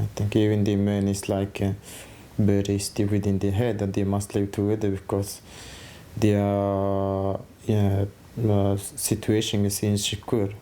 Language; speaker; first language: English; non-native, fluent; Mongolian